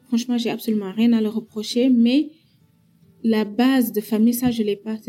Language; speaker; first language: French; non-native, local second language; Wolof